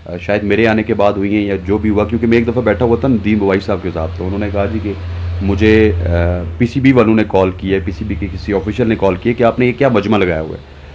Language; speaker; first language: Urdu; non-native, local second language; Punjabi